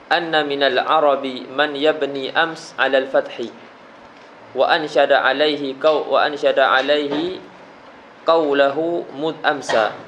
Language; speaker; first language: Arabic; non-native, fluent; Malay